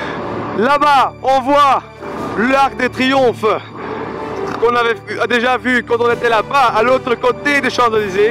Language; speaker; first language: French; non-native, learner; Dutch